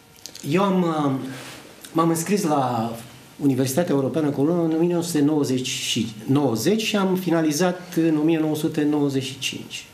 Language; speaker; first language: Romanian; native; Romanian